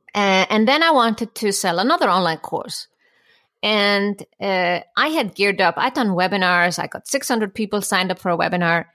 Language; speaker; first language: English; non-native, fluent; Icelandic